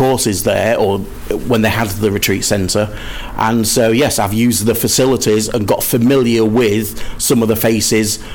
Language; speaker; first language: English; native; English